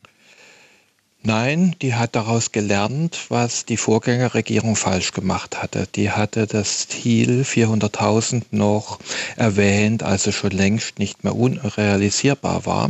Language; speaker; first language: German; native; German